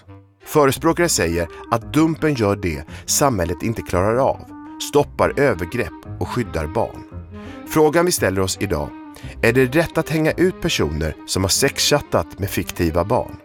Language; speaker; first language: Swedish; native; Swedish